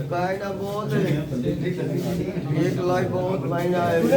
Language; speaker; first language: Hindi; non-native, local second language; Punjabi